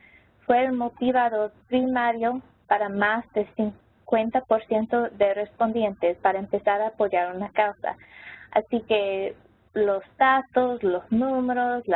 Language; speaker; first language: Spanish; non-native, local second language; English